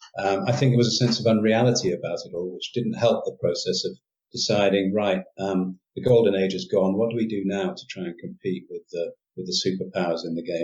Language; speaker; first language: English; native; English